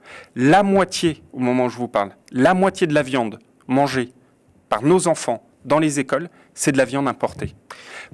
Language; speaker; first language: French; native; French